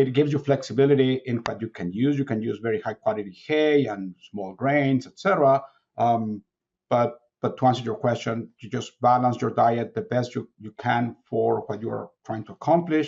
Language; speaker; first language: English; non-native, fluent; Spanish